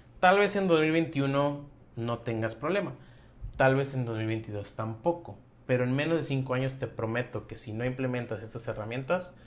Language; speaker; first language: Spanish; native; Spanish